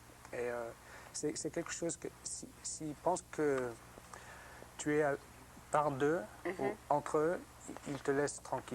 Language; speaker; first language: French; non-native, learner; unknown